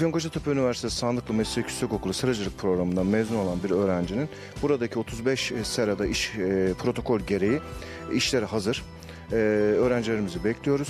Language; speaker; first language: Turkish; native; Turkish